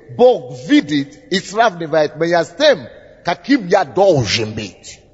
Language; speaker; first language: Russian; non-native, fluent; Yoruba